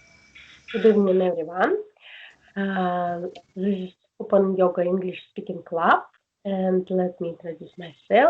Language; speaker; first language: English; non-native, learner; Russian